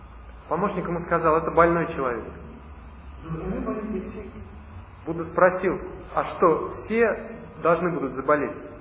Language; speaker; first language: Russian; native; Russian